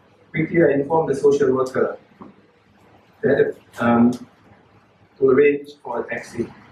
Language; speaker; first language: English; non-native, local second language; Malay